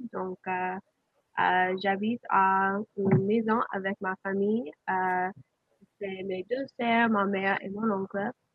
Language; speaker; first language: French; non-native, learner; English